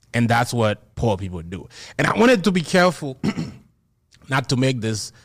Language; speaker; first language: English; non-native, fluent; Haitian Creole